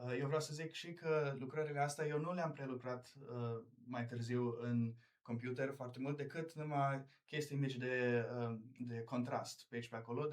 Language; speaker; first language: Romanian; early bilingual, heritage; Romanian